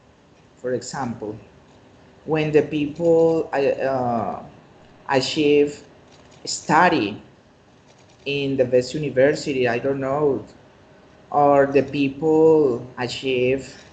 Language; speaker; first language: English; non-native, learner; Spanish